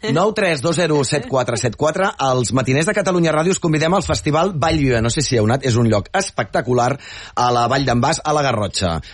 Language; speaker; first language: Catalan; native; Catalan